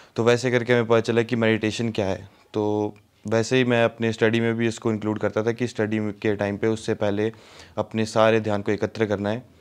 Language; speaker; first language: Hindi; native; Hindi